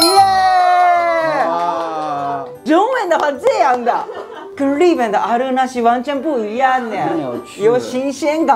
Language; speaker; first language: Chinese; non-native, fluent; Japanese